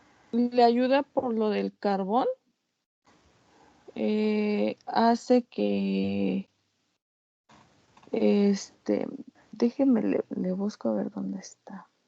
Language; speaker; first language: Spanish; native; Spanish